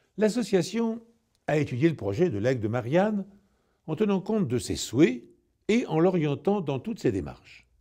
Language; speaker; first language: French; native; French